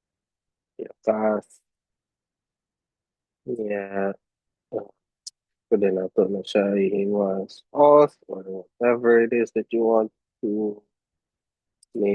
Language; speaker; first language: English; non-native, local second language; Cebuano